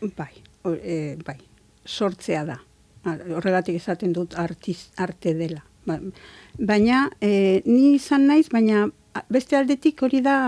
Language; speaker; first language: Basque; non-native, local second language; Spanish